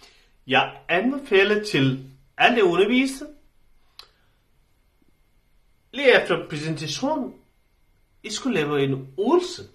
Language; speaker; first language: Danish; non-native, learner; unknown